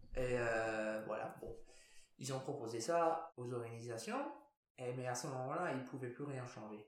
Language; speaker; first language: French; non-native, local second language; Luxembourgish